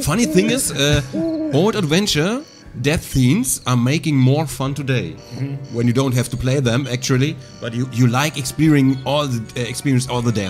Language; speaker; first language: English; non-native, fluent; German